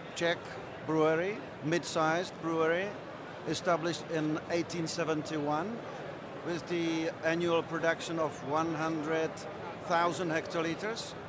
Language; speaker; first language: English; non-native, learner; Czech